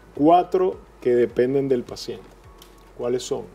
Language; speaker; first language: Spanish; native; Spanish